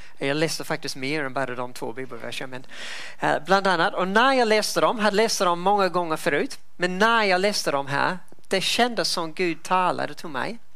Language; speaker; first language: Swedish; non-native, fluent; English